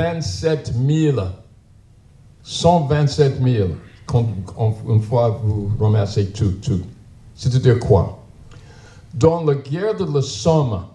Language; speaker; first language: French; non-native, learner; English